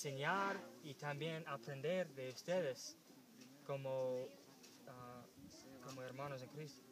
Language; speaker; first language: Spanish; non-native, learner; English